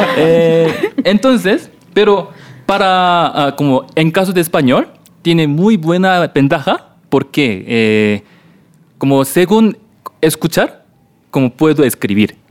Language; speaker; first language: Spanish; non-native, learner; Korean